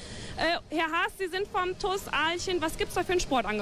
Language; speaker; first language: German; native; German